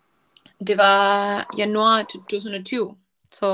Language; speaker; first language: Danish; non-native, learner; Spanish